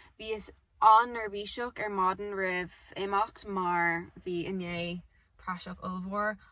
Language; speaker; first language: Irish; non-native, local second language; English